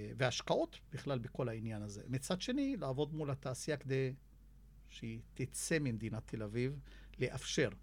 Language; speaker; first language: Hebrew; non-native, local second language; Arabic